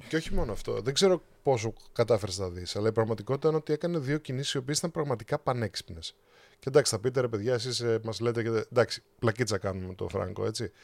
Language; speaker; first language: Greek; native; Greek